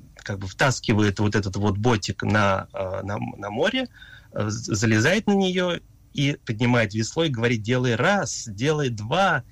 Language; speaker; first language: Russian; early bilingual, heritage; Russian